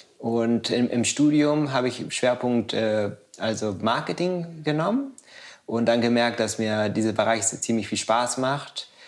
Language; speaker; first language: German; non-native, fluent; Spanish